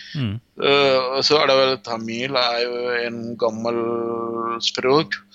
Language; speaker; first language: Norwegian; non-native, fluent; Sinhala